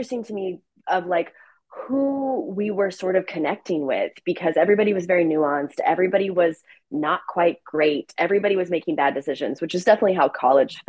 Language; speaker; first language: English; native; English